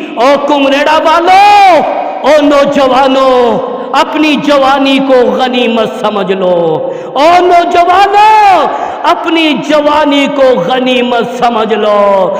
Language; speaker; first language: Urdu; non-native, local second language; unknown